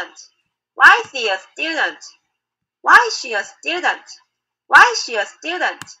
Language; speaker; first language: English; non-native, learner; Korean